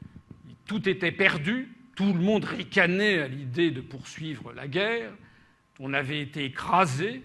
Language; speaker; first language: French; native; French